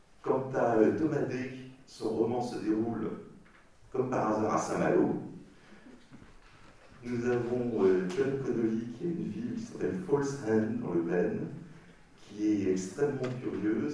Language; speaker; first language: French; native; French